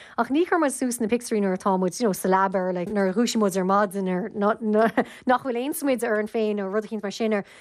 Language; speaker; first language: Irish; non-native, local second language; English